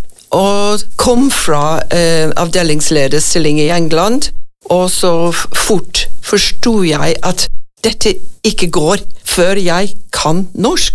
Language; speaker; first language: Norwegian; non-native, fluent; English